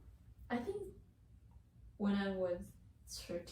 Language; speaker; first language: English; non-native, learner; Japanese